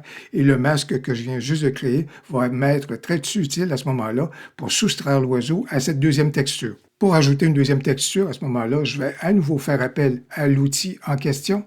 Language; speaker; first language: French; native; French